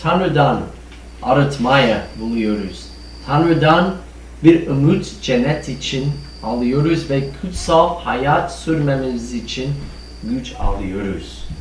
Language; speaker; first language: Turkish; non-native, fluent; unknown